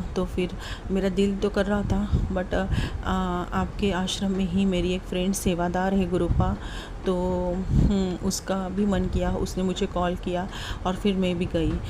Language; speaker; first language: Hindi; non-native, local second language; Marathi